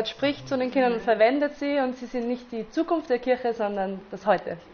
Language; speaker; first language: German; native; German